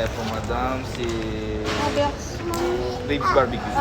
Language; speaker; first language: French; non-native, learner; Filipino